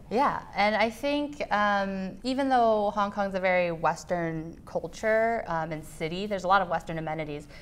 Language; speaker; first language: English; native; English